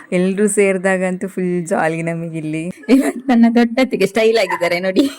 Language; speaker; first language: Kannada; non-native, local second language; Tulu